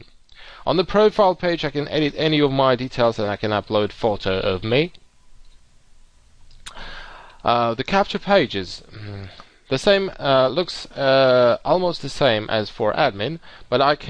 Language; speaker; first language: English; non-native, fluent; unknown